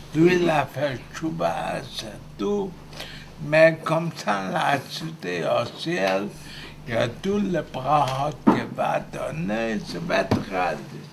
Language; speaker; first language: French; non-native, fluent; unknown